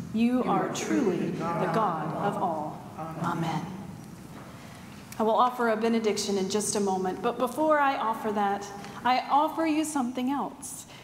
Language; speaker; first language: English; native; English